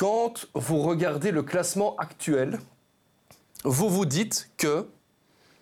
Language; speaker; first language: French; native; French